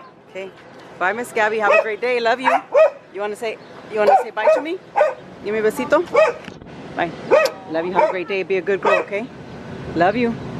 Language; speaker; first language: English; early bilingual, other home language; Spanish